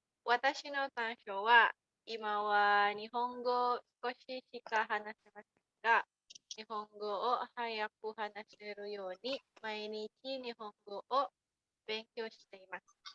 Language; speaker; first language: Japanese; non-native, learner; Indonesian